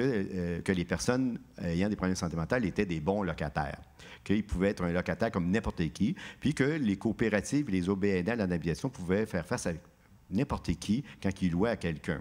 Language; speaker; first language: French; native; French